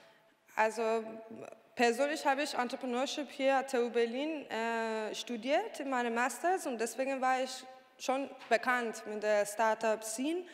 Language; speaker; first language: German; non-native, learner; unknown